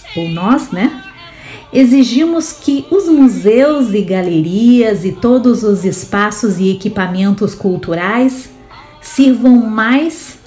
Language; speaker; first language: Portuguese; native; Portuguese